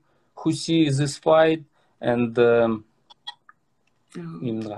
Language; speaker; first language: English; non-native, learner; Russian